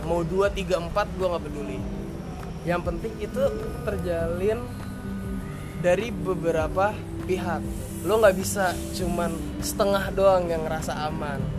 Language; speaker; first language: Indonesian; native; Indonesian